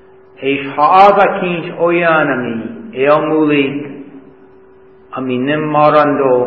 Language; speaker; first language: Hungarian; non-native, fluent; English